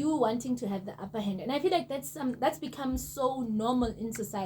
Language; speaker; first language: English; non-native, local second language; Zulu